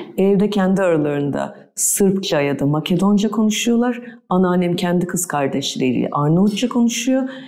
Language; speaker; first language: Turkish; native; Turkish